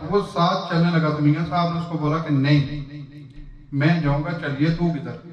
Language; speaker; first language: Urdu; non-native, local second language; Pahari-Potwari